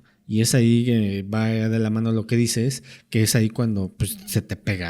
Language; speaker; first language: Spanish; native; Spanish